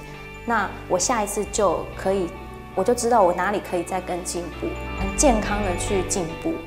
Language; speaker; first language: Chinese; native; Chinese